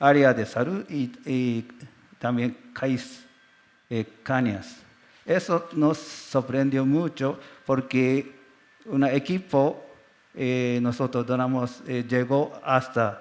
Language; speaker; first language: Spanish; non-native, learner; Japanese